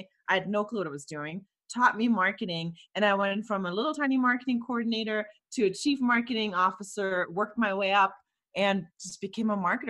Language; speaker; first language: English; non-native, fluent; German